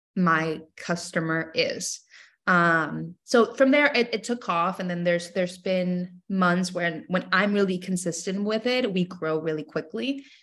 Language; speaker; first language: English; non-native, fluent; Spanish